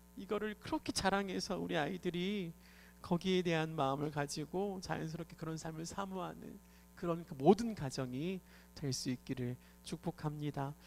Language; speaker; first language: Korean; native; Korean